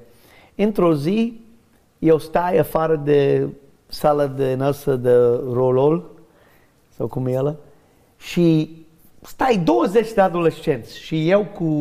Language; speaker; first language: Romanian; non-native, learner; English